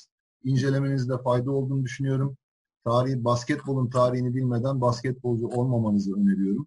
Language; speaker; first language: Turkish; native; Turkish